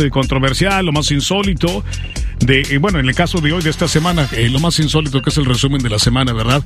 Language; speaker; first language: Spanish; native; Spanish